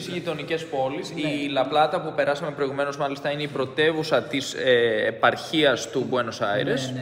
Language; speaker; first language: Greek; native; Greek